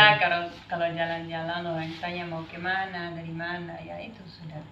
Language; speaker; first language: Indonesian; non-native, fluent; Dutch